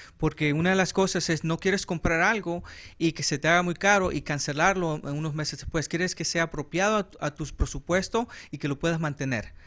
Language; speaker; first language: Spanish; native; Spanish